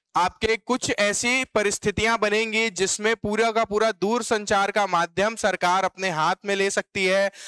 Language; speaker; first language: Hindi; native; Hindi